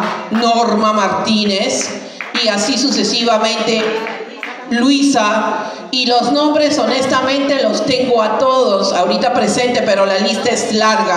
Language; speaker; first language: Spanish; native; Spanish